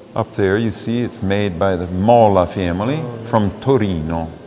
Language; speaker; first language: English; non-native, fluent; Italian